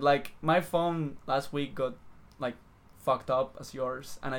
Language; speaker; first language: English; non-native, fluent; Spanish